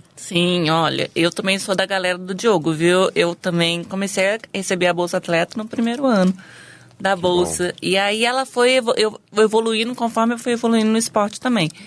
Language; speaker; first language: Portuguese; native; Portuguese